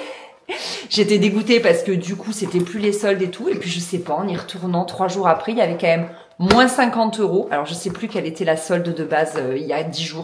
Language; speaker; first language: French; native; French